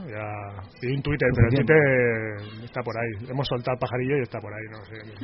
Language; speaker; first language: Spanish; native; Spanish